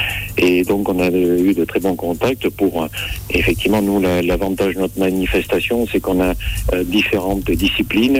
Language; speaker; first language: French; native; French